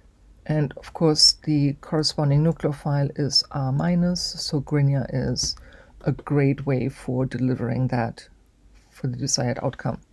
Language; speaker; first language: English; native; English